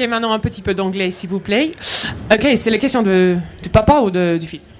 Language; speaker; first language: French; non-native, fluent; English